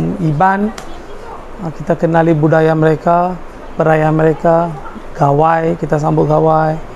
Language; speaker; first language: Malay; non-native, local second language; Tamil